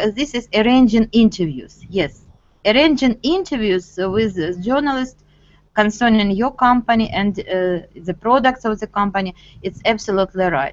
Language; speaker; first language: English; non-native, fluent; Russian